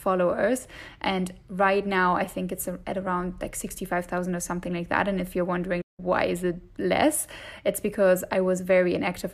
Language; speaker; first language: English; non-native, fluent; German